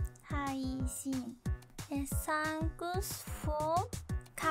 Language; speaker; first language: English; non-native, learner; Japanese